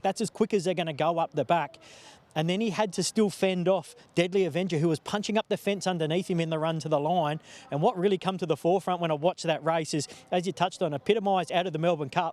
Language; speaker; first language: English; native; English